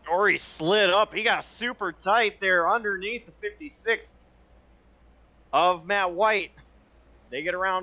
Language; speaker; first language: English; native; English